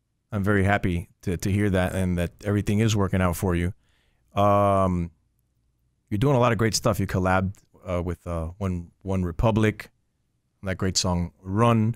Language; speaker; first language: English; early bilingual, other home language; Spanish